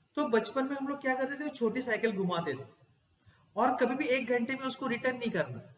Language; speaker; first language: Hindi; non-native, local second language; Gujarati